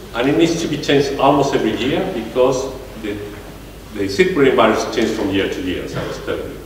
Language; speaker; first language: English; non-native, fluent; Spanish